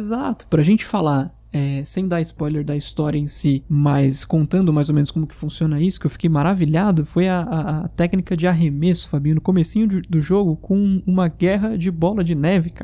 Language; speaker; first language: Portuguese; native; Portuguese